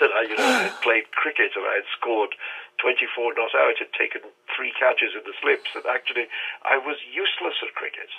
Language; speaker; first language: English; non-native, local second language; Urdu